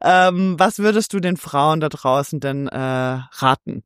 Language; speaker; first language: German; native; German